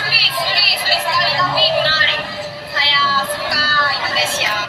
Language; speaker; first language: Indonesian; non-native, learner; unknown